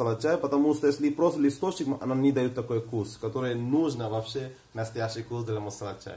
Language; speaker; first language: Russian; non-native, fluent; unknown